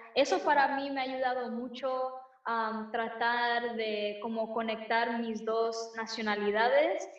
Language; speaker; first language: Spanish; early bilingual, heritage; Spanish